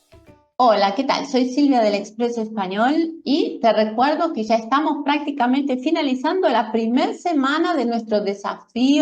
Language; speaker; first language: Spanish; non-native, fluent; Portuguese